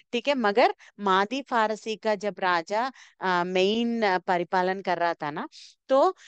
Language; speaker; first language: Hindi; non-native, local second language; Telugu